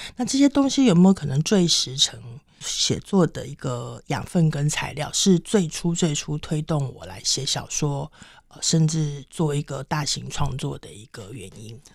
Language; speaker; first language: Chinese; native; Chinese